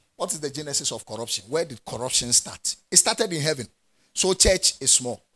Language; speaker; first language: English; non-native, local second language; Akan